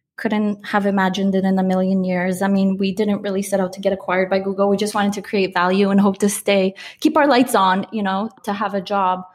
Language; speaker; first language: English; early bilingual, other home language; Polish